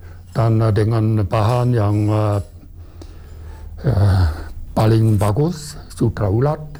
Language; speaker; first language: Indonesian; non-native, fluent; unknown